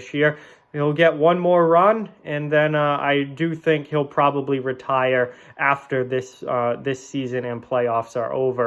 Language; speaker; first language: English; native; English